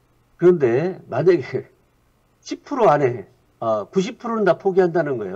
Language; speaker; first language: Korean; native; Korean